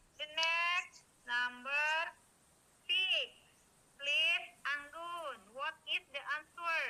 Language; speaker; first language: English; non-native, learner; Indonesian